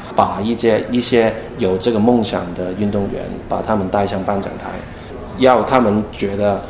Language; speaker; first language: Chinese; non-native, fluent; Cantonese